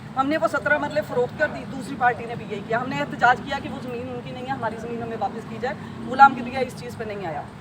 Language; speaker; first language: Urdu; non-native, local second language; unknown